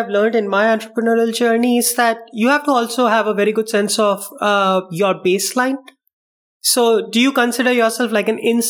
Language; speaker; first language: English; non-native, local second language; Hindi